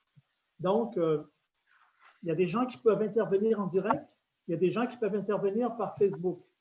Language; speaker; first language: French; native; French